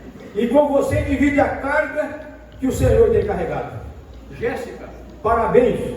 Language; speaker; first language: Portuguese; native; Portuguese